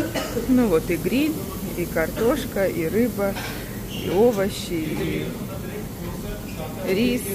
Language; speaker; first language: Russian; native; Russian